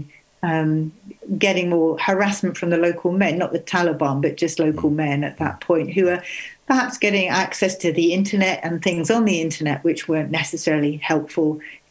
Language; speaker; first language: English; native; English